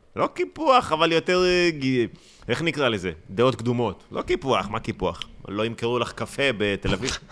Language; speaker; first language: Hebrew; native; Hebrew